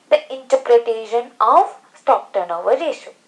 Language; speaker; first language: English; non-native, local second language; Malayalam